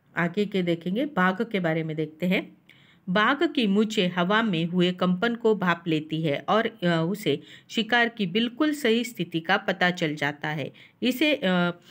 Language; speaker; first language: Hindi; non-native, local second language; Marathi